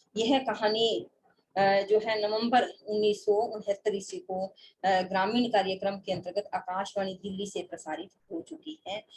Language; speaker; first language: Hindi; native; Hindi